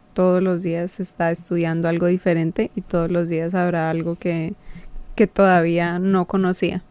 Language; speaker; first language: Spanish; native; Spanish